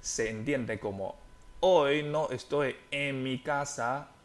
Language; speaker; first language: Spanish; non-native, fluent; Chinese